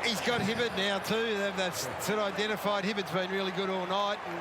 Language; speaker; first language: English; native; English